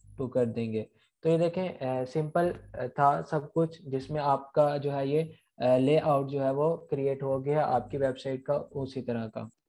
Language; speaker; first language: Urdu; non-native, local second language; Punjabi